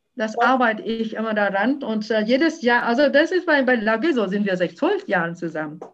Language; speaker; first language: German; non-native, fluent; Vietnamese